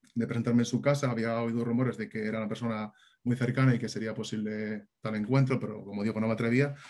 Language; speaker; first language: Spanish; native; Spanish